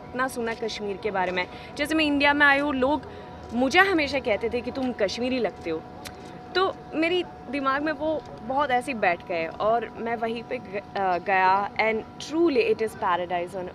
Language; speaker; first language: Hindi; non-native, fluent; Swedish